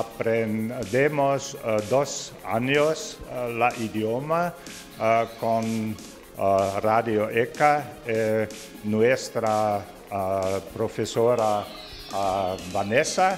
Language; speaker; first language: Spanish; non-native, learner; German